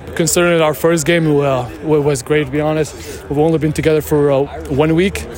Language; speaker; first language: English; non-native, fluent; Arabic